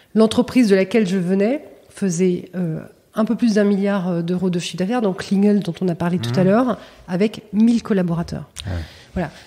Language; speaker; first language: French; native; French